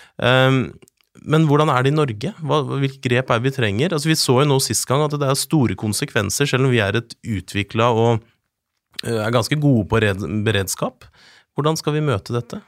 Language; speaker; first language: Norwegian; native; Norwegian